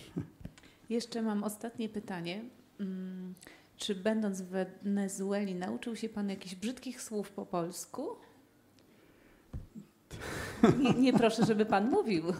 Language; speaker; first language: Polish; native; Polish